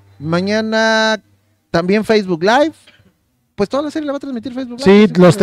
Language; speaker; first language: Spanish; native; Spanish